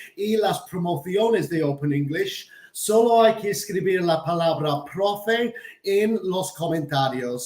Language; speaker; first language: Spanish; non-native, fluent; English